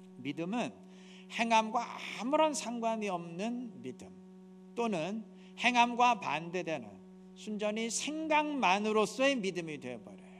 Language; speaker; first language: Korean; native; Korean